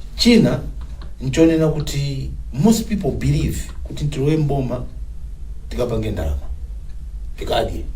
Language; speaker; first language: Nyanja; non-native, local second language; Tumbuka